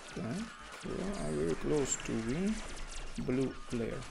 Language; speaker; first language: English; non-native, learner; Russian